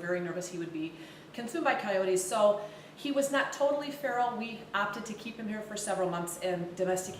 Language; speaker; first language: English; native; English